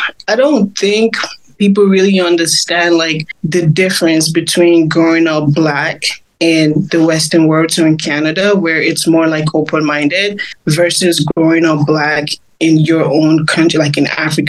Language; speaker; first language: English; non-native, local second language; Igbo